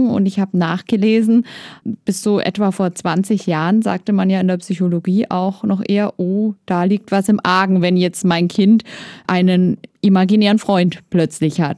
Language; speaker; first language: German; native; German